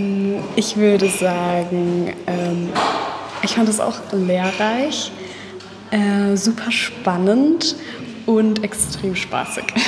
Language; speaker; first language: German; native; German